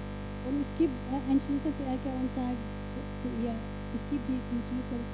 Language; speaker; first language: German; non-native, fluent; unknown